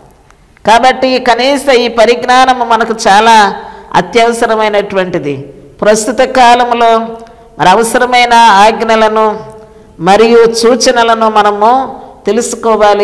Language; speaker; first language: Telugu; native; Telugu